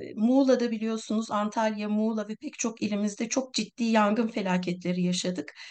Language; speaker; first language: Turkish; native; Turkish